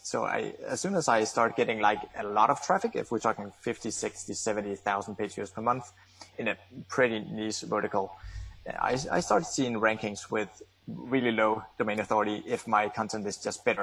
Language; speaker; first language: English; non-native, fluent; Danish